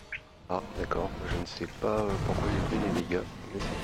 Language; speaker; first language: French; native; French